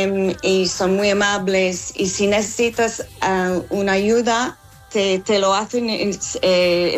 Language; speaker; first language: Spanish; non-native, learner; English